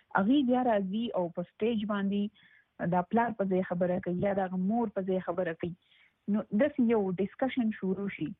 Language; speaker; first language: Pashto; native; Pashto